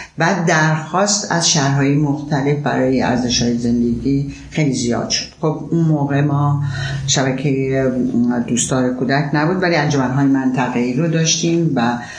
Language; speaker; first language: Persian; native; Persian